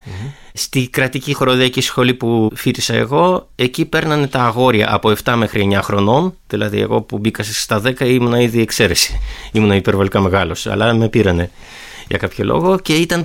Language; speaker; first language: Greek; non-native, fluent; Russian